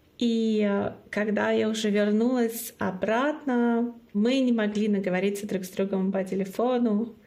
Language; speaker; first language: Russian; non-native, local second language; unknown